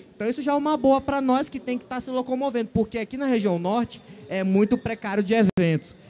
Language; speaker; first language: Portuguese; native; Portuguese